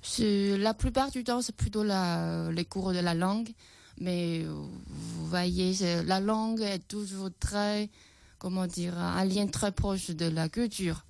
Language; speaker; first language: French; non-native, fluent; Chinese